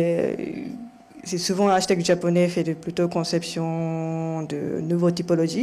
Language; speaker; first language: French; non-native, fluent; Japanese